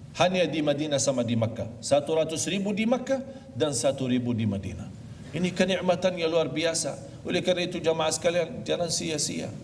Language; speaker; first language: Malay; non-native, fluent; Arabic